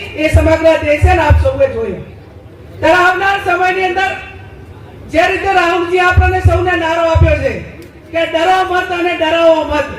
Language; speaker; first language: Gujarati; native; Gujarati